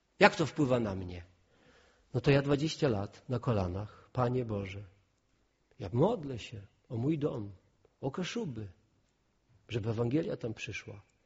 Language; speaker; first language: Polish; non-native, local second language; Kashubian